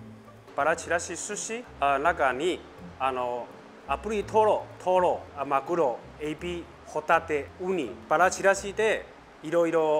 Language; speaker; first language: Japanese; non-native, learner; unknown